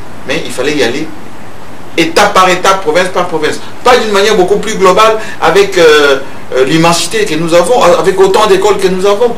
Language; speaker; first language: French; non-native, local second language; Luba-Lulua